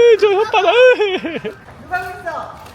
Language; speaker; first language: Korean; native; Korean